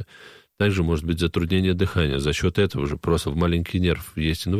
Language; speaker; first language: Russian; native; Russian